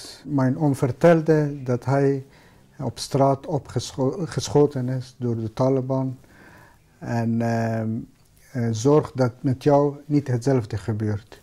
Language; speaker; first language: Dutch; non-native, fluent; Persian